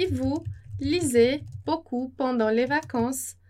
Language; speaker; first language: French; non-native, fluent; Portuguese